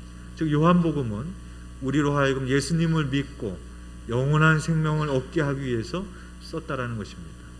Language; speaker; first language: Korean; native; Korean